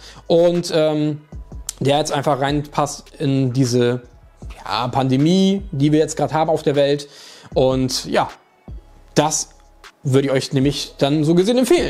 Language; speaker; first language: German; native; German